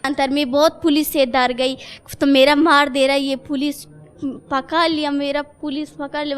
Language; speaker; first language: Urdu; non-native, learner; Persian